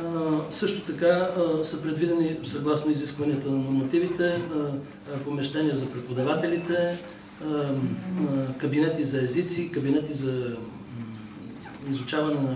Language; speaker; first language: Bulgarian; native; Bulgarian